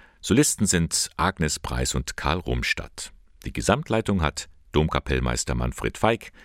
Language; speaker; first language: German; native; German